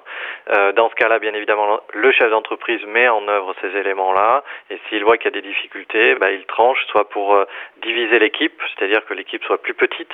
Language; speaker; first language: French; native; French